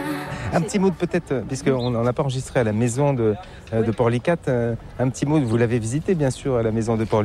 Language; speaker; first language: French; native; French